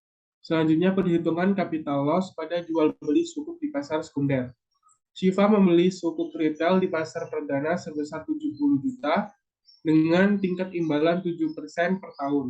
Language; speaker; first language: Indonesian; native; Indonesian